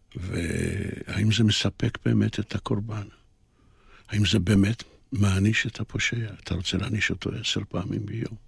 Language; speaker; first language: Hebrew; early bilingual, other home language; Polish